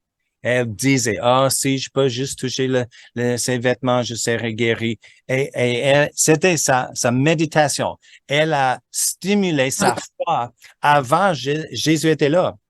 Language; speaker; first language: French; non-native, fluent; English